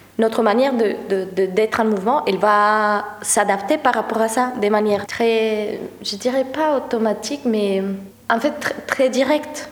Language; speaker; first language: French; non-native, fluent; Spanish